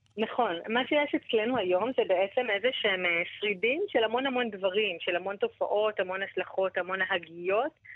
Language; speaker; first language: Hebrew; native; Hebrew